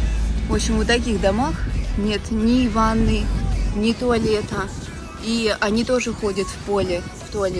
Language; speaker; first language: Russian; native; Russian